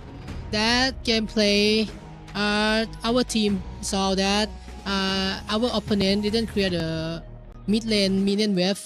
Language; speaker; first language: English; non-native, learner; Thai